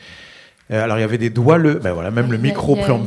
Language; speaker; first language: French; native; French